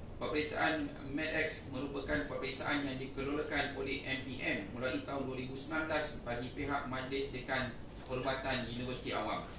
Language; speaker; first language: Malay; native; Malay